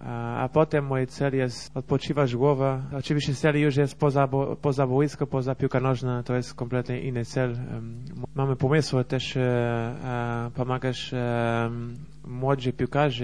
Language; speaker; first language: Polish; non-native, learner; Portuguese